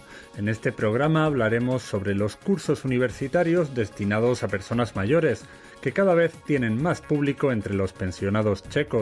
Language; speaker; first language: Spanish; native; Spanish